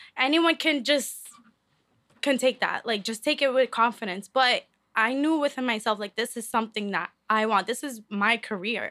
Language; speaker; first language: English; early bilingual, other home language; Spanish